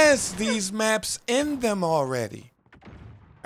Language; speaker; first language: English; native; English